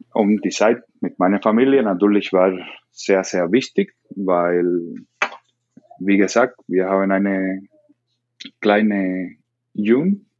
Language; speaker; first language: German; non-native, learner; Spanish